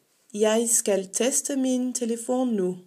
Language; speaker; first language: Danish; non-native, fluent; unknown